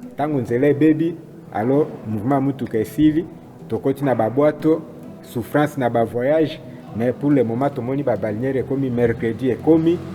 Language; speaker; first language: Lingala; native; Lingala